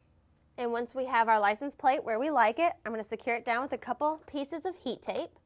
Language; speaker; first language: English; native; English